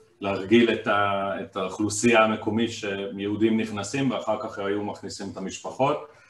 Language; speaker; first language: Hebrew; non-native, fluent; Hungarian